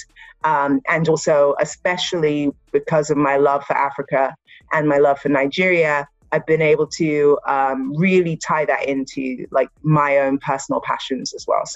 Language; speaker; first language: English; native; English